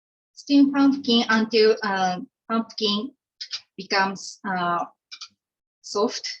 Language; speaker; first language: English; non-native, learner; Japanese